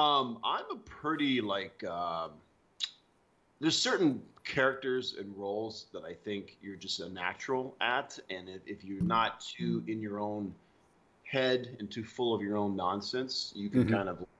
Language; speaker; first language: English; native; English